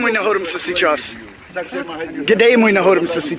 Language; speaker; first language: Russian; non-native, learner; English